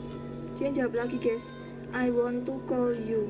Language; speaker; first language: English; non-native, learner; Indonesian